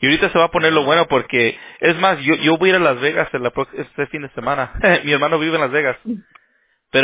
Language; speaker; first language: Spanish; early bilingual, heritage; Spanish